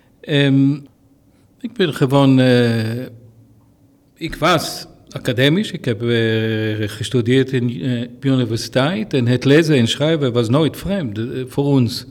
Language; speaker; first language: Dutch; non-native, fluent; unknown